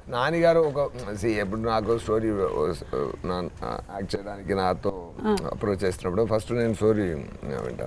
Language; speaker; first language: Telugu; non-native, learner; Tamil